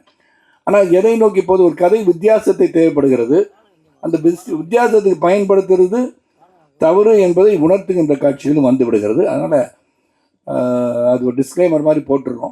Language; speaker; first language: Tamil; native; Tamil